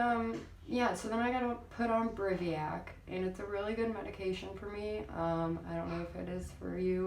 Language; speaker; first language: English; native; English